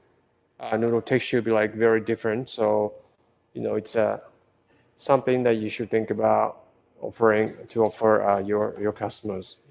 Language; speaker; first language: English; non-native, fluent; Japanese